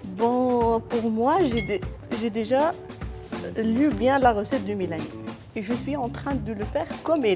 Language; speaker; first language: French; non-native, fluent; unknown